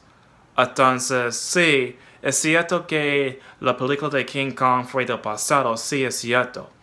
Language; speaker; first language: Spanish; non-native, fluent; English